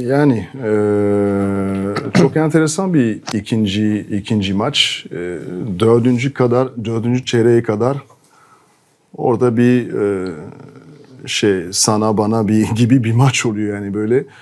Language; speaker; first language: Turkish; non-native, fluent; French